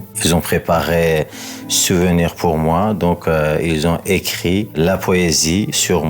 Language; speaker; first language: French; non-native, fluent; Uzbek